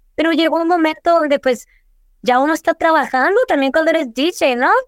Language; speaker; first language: Spanish; early bilingual, heritage; Spanish